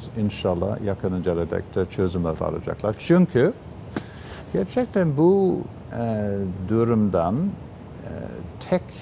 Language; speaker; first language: Turkish; non-native, fluent; English